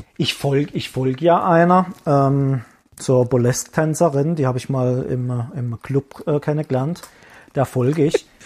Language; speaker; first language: German; early bilingual, other home language; Italian